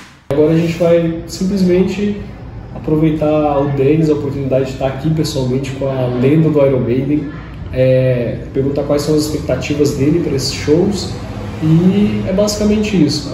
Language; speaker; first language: Portuguese; native; Portuguese